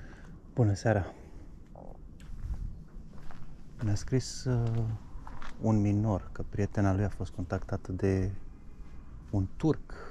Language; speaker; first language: Romanian; native; Romanian